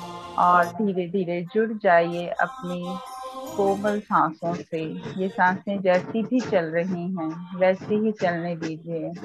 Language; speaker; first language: Hindi; native; Hindi